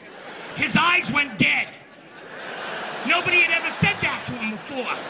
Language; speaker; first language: English; native; English